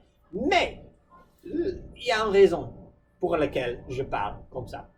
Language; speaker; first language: French; non-native, fluent; English